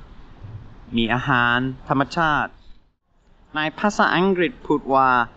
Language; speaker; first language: Thai; non-native, learner; English